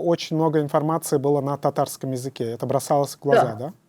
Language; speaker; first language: Russian; native; Russian